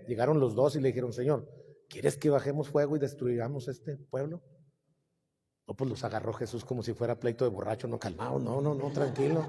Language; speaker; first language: Spanish; native; Spanish